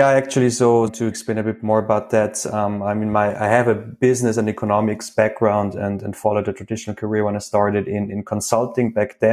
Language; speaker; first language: English; non-native, fluent; German